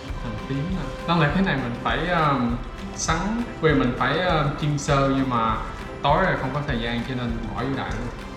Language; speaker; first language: Vietnamese; early bilingual, heritage; Vietnamese